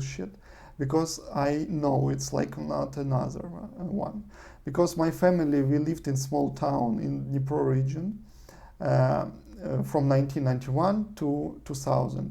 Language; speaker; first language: English; non-native, learner; Russian